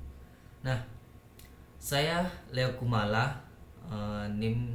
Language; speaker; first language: Indonesian; native; Indonesian